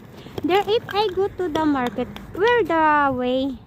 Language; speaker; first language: English; non-native, learner; Filipino